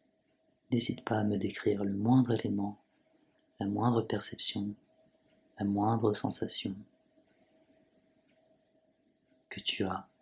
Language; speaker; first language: French; native; French